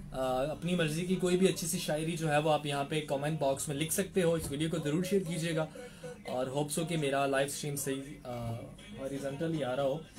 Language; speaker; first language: Urdu; non-native, local second language; Punjabi